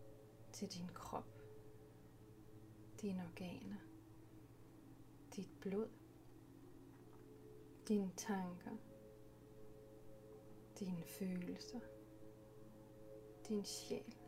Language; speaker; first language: Danish; native; Danish